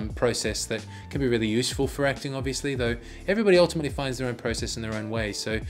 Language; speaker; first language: English; native; English